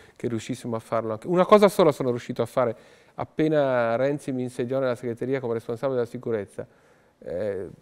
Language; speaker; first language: Italian; native; Italian